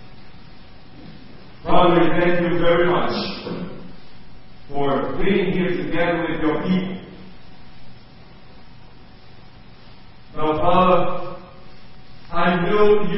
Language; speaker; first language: English; non-native, fluent; Portuguese